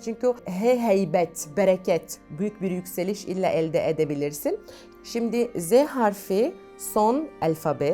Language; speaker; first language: Turkish; non-native, fluent; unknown